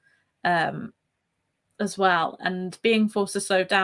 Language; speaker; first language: English; native; English